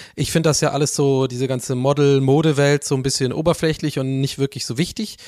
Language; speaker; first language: German; non-native, fluent; English